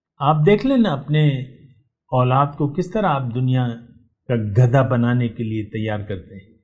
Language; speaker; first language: Urdu; non-native, local second language; Pashto